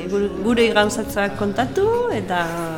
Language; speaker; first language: Basque; non-native, learner; Spanish